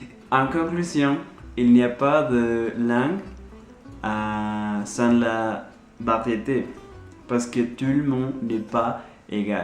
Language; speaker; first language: French; non-native, learner; Spanish